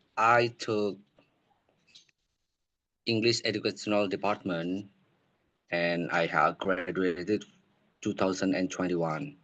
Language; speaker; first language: English; non-native, learner; Indonesian